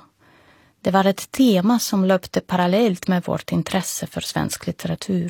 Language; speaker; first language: Swedish; non-native, fluent; Russian